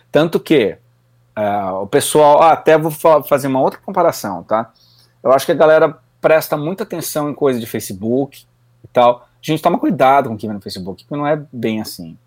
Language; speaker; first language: Portuguese; native; Portuguese